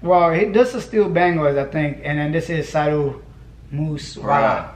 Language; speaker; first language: English; native; English